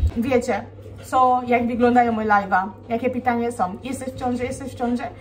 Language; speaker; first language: Polish; non-native, fluent; Swahili